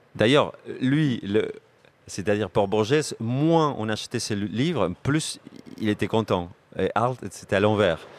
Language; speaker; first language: French; non-native, fluent; Spanish